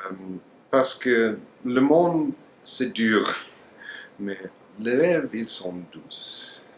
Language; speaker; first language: French; non-native, learner; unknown